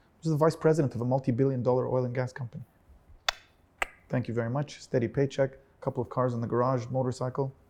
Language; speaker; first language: English; early bilingual, other home language; Arabic